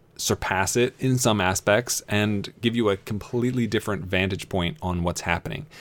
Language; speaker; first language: English; native; English